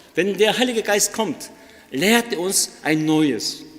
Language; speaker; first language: German; early bilingual, other home language; Korean